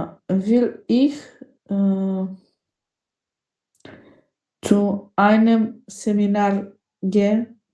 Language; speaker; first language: German; non-native, learner; Macedonian